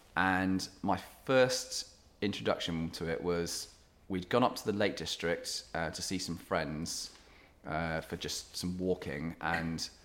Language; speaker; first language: English; native; English